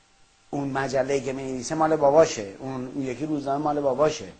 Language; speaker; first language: Persian; native; Persian